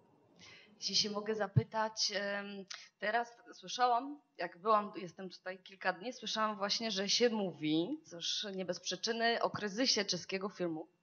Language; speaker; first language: Polish; non-native, fluent; Czech